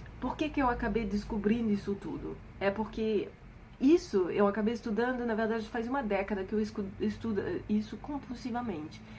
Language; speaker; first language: Portuguese; non-native, fluent; French